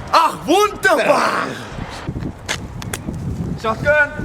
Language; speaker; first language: German; non-native, learner; Icelandic